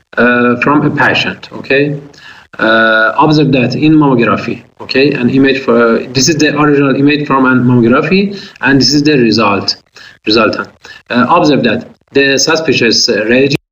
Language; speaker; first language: English; non-native, fluent; Persian